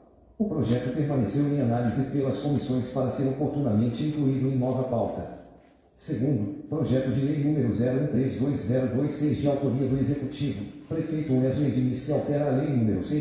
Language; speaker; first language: Portuguese; native; Portuguese